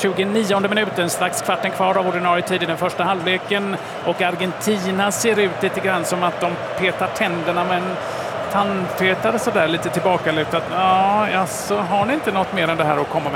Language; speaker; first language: Swedish; native; Swedish